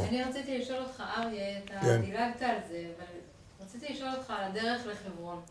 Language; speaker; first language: Hebrew; native; Hebrew